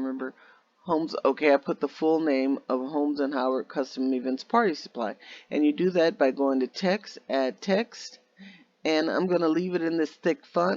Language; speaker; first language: English; native; English